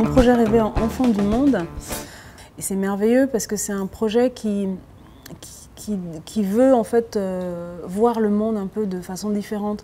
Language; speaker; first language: French; non-native, local second language; Lingala